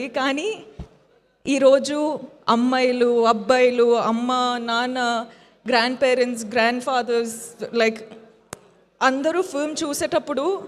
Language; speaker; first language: Telugu; non-native, fluent; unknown